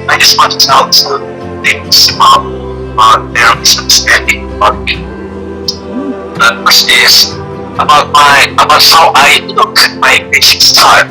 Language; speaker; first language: English; non-native, learner; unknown